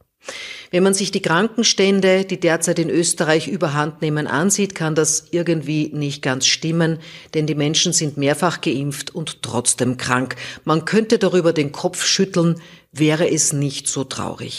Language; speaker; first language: German; native; German